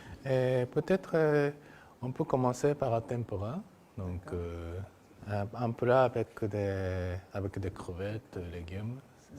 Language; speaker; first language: French; non-native, fluent; Japanese